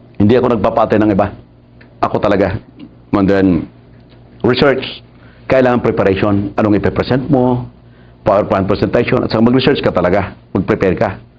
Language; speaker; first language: Filipino; non-native, local second language; Cebuano